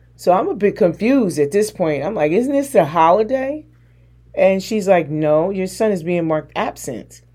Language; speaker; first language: English; native; English